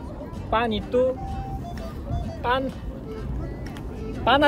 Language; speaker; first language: Indonesian; non-native, fluent; Korean